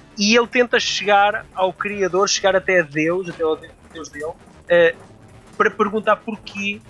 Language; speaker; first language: Portuguese; native; Portuguese